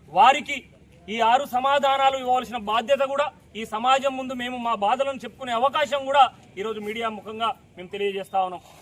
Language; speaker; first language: Telugu; non-native, local second language; Lambadi